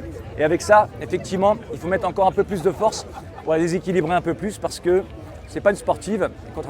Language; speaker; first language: French; native; French